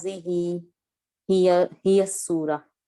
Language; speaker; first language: Arabic; non-native, learner; Urdu